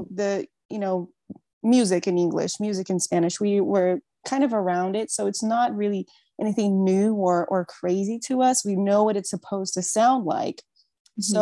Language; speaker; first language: English; non-native, fluent; Portuguese